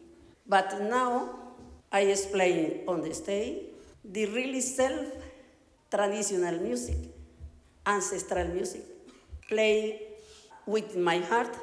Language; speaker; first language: English; non-native, learner; Spanish